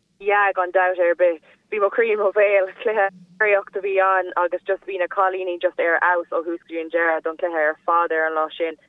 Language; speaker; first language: Irish; non-native, local second language; English